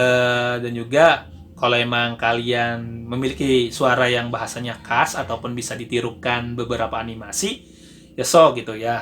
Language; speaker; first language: Indonesian; native; Indonesian